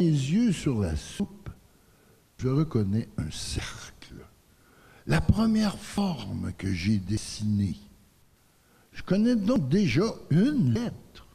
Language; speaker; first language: French; native; French